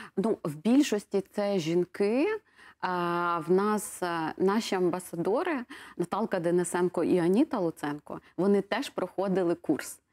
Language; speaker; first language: Ukrainian; native; Ukrainian